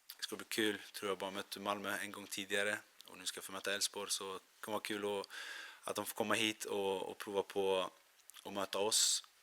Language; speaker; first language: Swedish; early bilingual, other home language; Macedonian